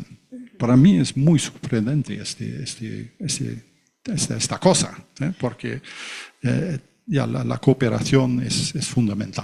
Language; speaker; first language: Spanish; non-native, fluent; Dutch